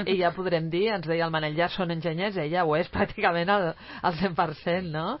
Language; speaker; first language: Catalan; native; Catalan